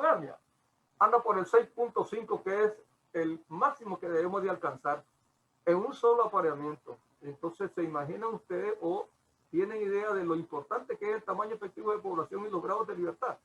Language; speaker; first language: Spanish; native; Spanish